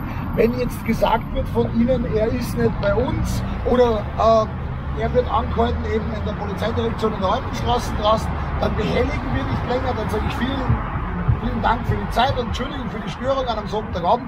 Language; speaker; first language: German; native; German